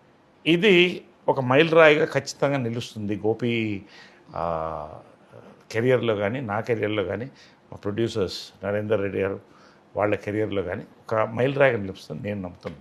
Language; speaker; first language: Telugu; native; Telugu